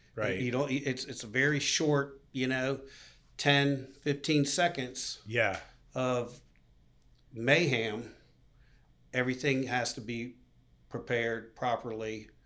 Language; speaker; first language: English; native; English